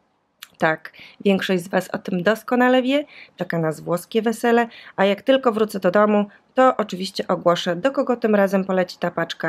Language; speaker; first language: Polish; native; Polish